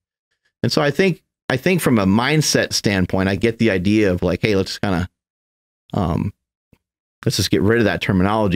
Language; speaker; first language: English; native; English